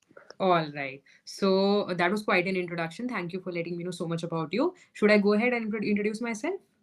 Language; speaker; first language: English; non-native, local second language; Hindi